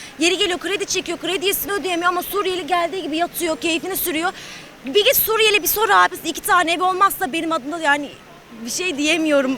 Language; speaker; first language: Turkish; native; Turkish